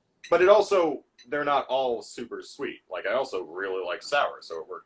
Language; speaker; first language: English; native; English